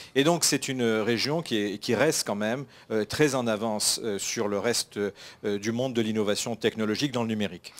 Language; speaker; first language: French; native; French